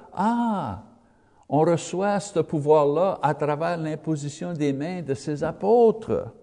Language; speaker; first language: French; non-native, learner; English